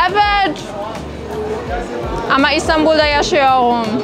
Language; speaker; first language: Turkish; non-native, learner; German